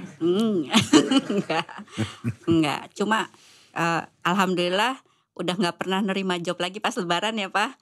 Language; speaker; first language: Indonesian; native; Indonesian